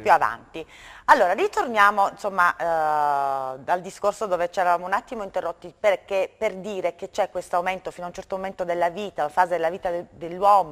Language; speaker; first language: Italian; native; Italian